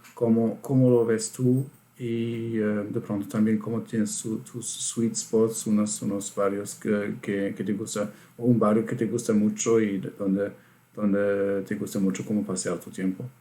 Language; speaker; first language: Spanish; non-native, fluent; German